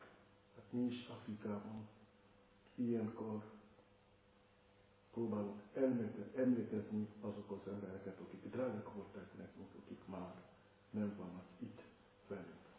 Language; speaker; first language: Hungarian; non-native, fluent; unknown